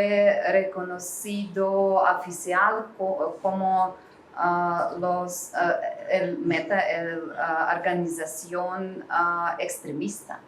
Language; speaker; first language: Spanish; non-native, learner; Russian